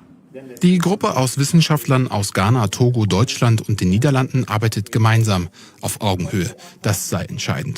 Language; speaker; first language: German; native; German